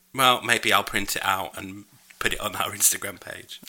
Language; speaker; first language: English; native; English